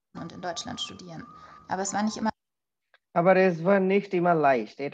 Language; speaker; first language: German; non-native, learner; Bangla